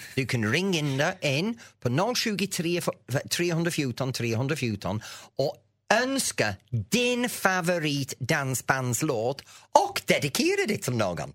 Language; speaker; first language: Swedish; non-native, fluent; English